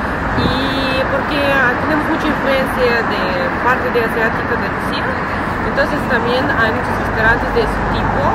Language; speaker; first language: Spanish; non-native, learner; Russian